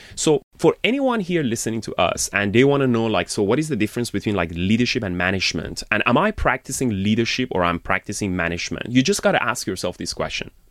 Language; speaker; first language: English; non-native, fluent; Persian